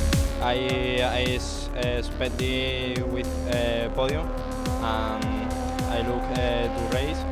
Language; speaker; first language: English; non-native, learner; Spanish